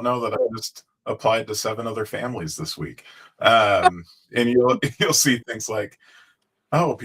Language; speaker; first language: English; native; English